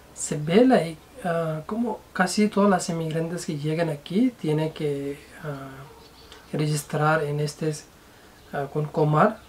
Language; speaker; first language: Spanish; non-native, fluent; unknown